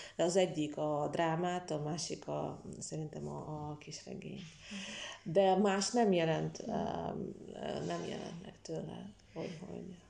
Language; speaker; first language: Hungarian; non-native, fluent; Russian